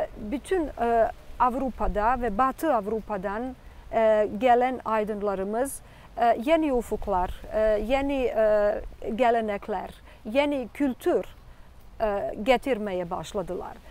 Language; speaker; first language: Turkish; non-native, fluent; Serbian